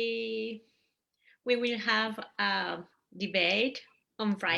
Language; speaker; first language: English; non-native, learner; Spanish